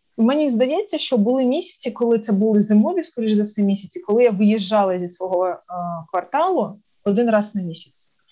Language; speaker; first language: Ukrainian; non-native, local second language; Russian